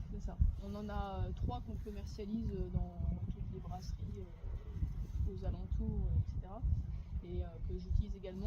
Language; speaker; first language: French; native; French